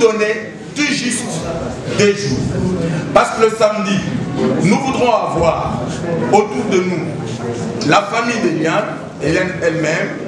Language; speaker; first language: French; non-native, local second language; Lingala